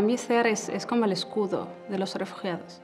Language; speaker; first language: Spanish; native; Spanish